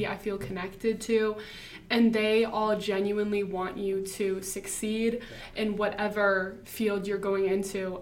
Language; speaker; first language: English; native; English